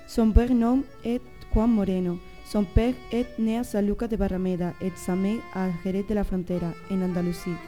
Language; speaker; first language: French; non-native, learner; Spanish